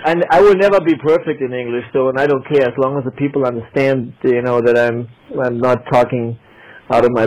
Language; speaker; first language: English; non-native, fluent; German